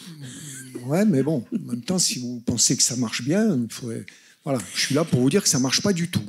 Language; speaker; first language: French; native; French